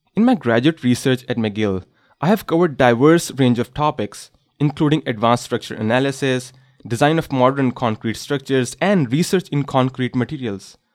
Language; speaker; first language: English; non-native, local second language; Urdu